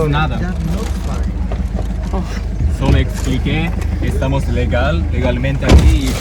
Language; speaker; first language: Spanish; non-native, learner; Japanese